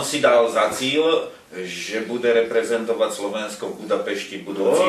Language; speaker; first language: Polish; non-native, learner; Slovak